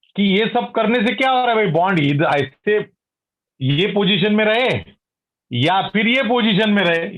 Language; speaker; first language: Hindi; non-native, local second language; Marathi